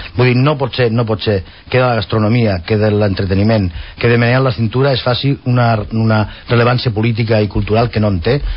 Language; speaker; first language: Catalan; non-native, local second language; Spanish